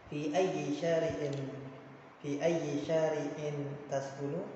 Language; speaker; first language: Arabic; non-native, learner; Indonesian